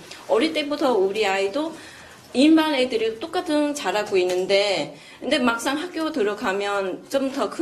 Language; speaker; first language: Korean; non-native, fluent; Vietnamese